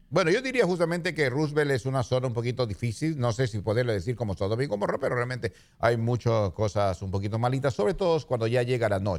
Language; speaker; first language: Spanish; native; Spanish